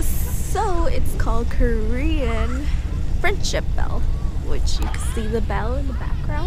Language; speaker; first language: English; native; English